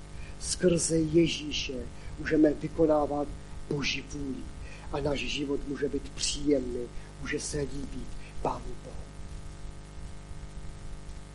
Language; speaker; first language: Czech; non-native, local second language; Polish